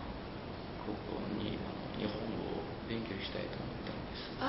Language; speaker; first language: Japanese; non-native, fluent; Uzbek